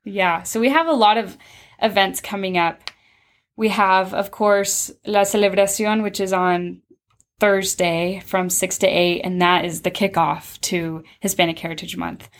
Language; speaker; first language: English; early bilingual, other home language; Spanish